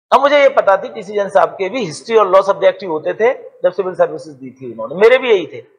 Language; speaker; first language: Hindi; native; Hindi